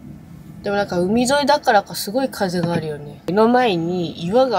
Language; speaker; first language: Japanese; native; Japanese